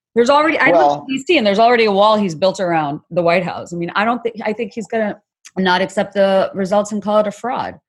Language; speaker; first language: English; non-native, local second language; Bangla